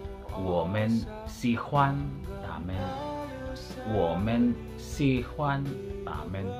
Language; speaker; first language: Chinese; non-native, learner; Filipino